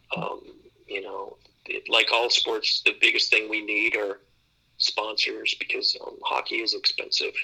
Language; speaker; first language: English; native; English